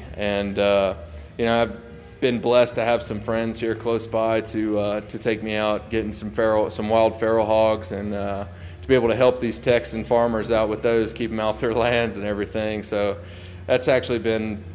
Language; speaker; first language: English; native; English